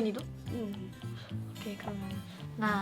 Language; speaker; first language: Korean; native; Korean